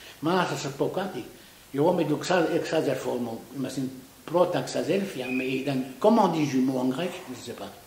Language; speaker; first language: Greek; early bilingual, heritage; Greek